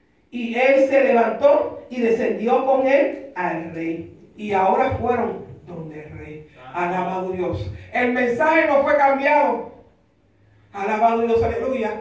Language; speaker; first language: Spanish; early bilingual, heritage; Spanish